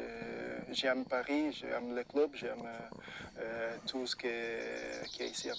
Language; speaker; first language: French; non-native, fluent; Portuguese